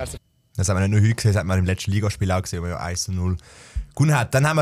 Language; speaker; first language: German; native; German